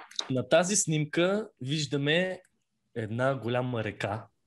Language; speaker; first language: Bulgarian; native; Bulgarian